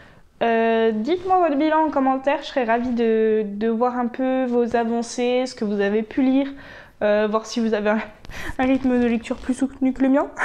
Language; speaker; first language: French; native; French